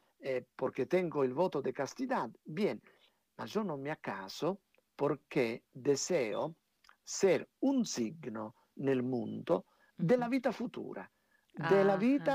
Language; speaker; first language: Italian; non-native, fluent; Spanish